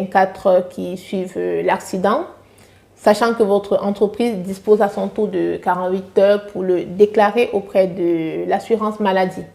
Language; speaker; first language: French; native; French